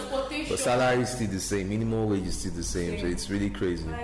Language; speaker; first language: English; non-native, local second language; Igbo